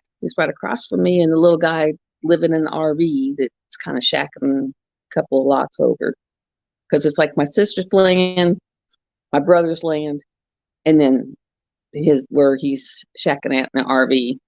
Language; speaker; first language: English; native; English